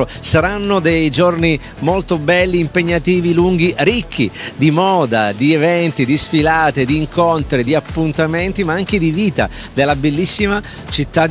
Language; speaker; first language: Italian; native; Italian